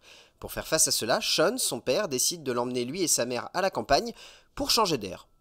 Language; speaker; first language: French; native; French